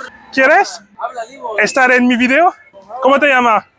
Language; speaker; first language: Spanish; non-native, learner; French